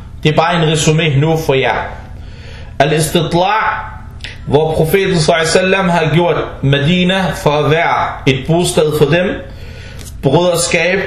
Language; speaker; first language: Danish; non-native, fluent; Arabic